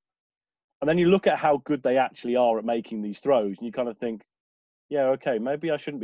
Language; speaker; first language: English; native; English